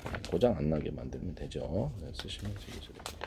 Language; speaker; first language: Korean; native; Korean